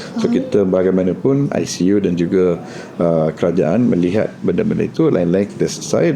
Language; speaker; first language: Malay; non-native, local second language; Tamil